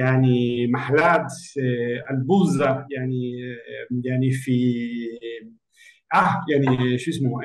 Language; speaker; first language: Arabic; non-native, learner; Spanish